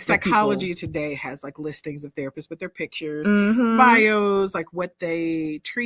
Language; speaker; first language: English; native; English